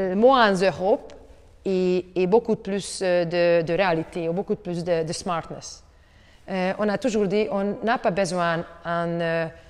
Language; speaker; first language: French; non-native, learner; Hungarian